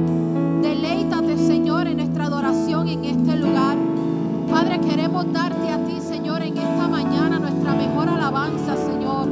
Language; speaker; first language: Spanish; native; Spanish